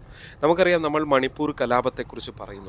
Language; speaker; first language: Malayalam; native; Malayalam